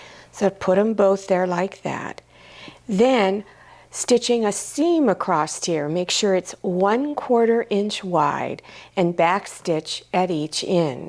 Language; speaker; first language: English; native; English